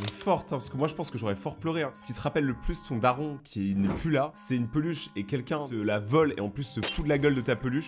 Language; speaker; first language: French; native; French